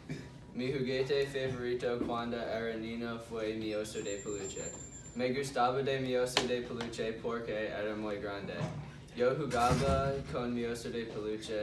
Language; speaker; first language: Spanish; non-native, learner; English